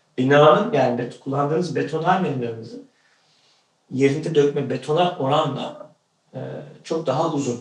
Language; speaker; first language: Turkish; native; Turkish